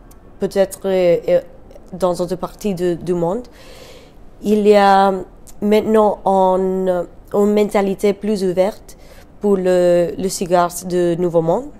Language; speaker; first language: French; non-native, learner; Spanish